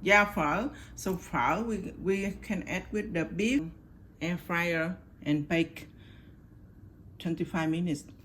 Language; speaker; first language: English; non-native, learner; Vietnamese